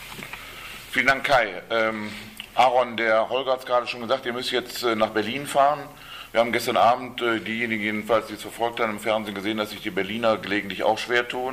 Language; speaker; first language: German; native; German